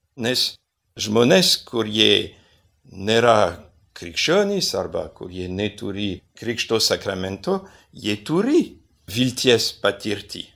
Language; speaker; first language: Lithuanian; non-native, fluent; French